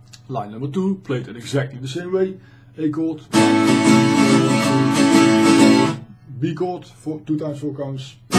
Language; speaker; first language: English; non-native, fluent; Dutch